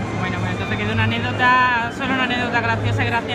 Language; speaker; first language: Spanish; native; Spanish